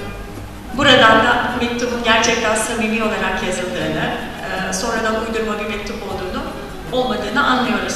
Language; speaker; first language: Turkish; native; Turkish